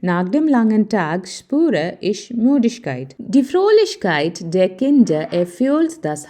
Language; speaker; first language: German; non-native, fluent; Malayalam